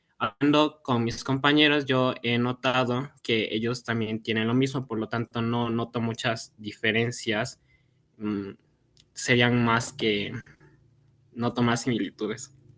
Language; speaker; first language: Spanish; early bilingual, other home language; Cantonese